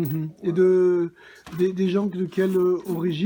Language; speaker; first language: French; native; French